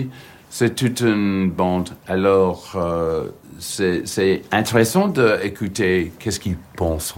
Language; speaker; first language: French; non-native, learner; English